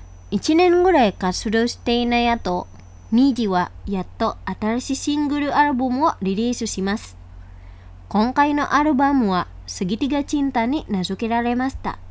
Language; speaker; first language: Japanese; non-native, fluent; Indonesian